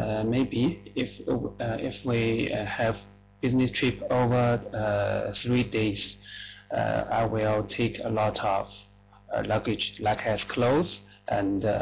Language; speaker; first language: English; non-native, learner; Chinese